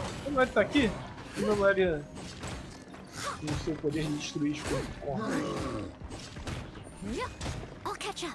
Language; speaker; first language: Portuguese; native; Portuguese